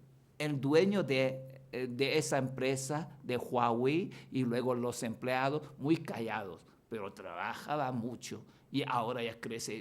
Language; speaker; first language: Spanish; non-native, fluent; Chinese